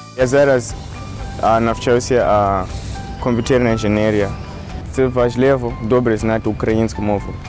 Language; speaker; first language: Ukrainian; non-native, learner; Shona